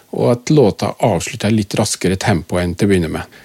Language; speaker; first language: Norwegian; native; Norwegian